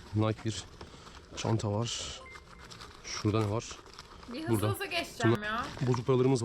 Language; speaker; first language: Turkish; native; Turkish